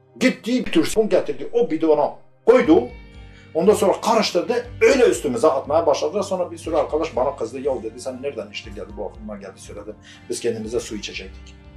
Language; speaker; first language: Turkish; non-native, local second language; Kurdish